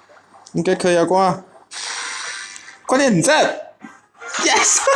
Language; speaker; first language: Chinese; native; Chinese